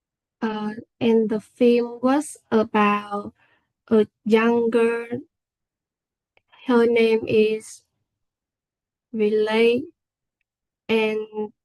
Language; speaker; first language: English; non-native, learner; Vietnamese